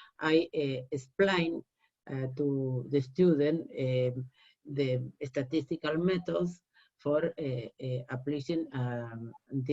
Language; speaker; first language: English; non-native, learner; Spanish